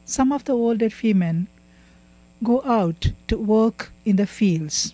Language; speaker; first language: English; non-native, local second language; Tamil